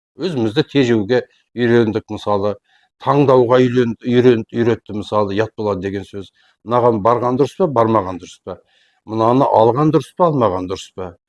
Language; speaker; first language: Kazakh; native; Kazakh